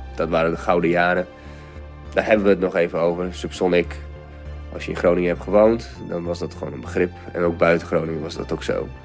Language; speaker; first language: Dutch; early bilingual, other home language; Bulgarian